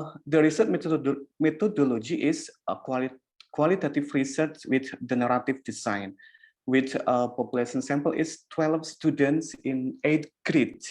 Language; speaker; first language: English; non-native, learner; Indonesian